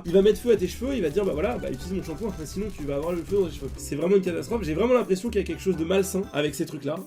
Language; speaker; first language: French; native; French